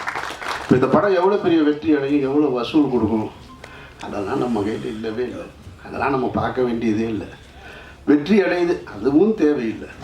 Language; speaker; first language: Tamil; native; Tamil